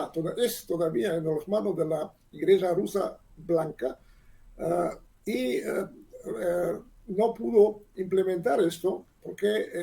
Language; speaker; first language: Spanish; non-native, learner; Hebrew